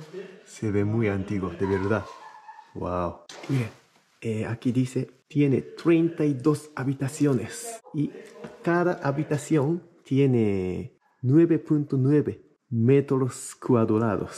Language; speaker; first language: Spanish; non-native, fluent; Japanese